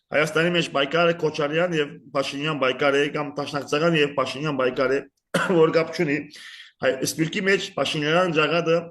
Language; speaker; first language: Armenian; early bilingual, heritage; Armenian